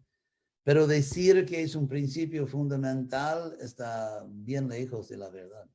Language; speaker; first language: Spanish; non-native, fluent; English